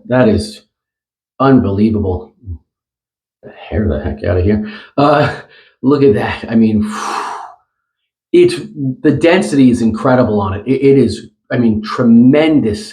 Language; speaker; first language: English; native; English